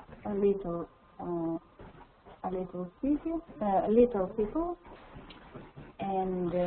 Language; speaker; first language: English; non-native, learner; Russian